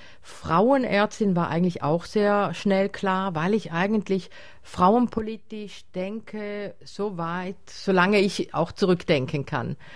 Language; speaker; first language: German; native; German